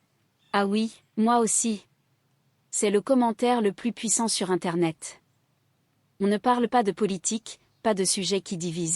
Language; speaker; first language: French; native; French